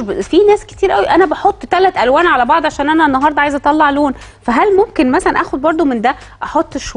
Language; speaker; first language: Arabic; native; Arabic